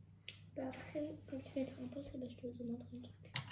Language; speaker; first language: French; native; French